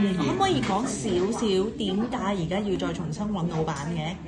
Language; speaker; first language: Cantonese; native; Cantonese